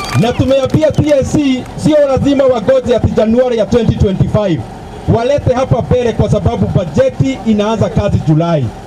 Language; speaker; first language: Swahili; non-native, local second language; Kikuyu